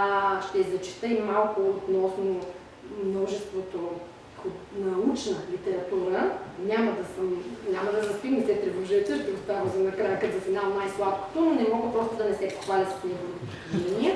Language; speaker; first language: Bulgarian; native; Bulgarian